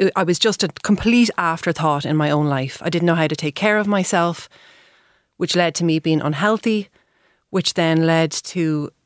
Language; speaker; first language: English; native; English